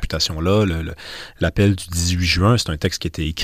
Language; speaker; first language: French; native; French